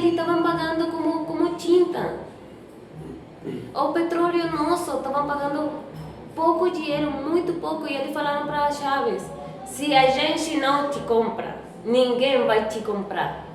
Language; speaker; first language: Portuguese; non-native, fluent; Spanish